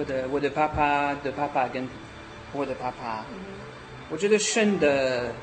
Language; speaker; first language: Chinese; non-native, learner; French